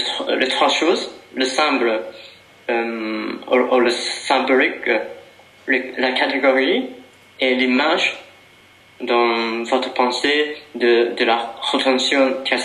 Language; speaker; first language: French; non-native, fluent; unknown